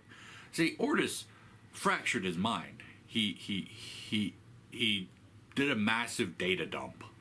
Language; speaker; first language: English; native; English